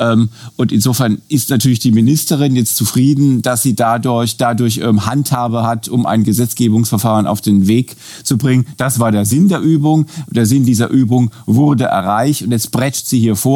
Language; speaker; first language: German; native; German